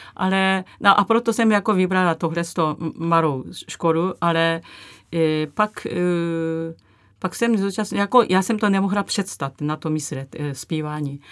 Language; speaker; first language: Czech; non-native, fluent; Japanese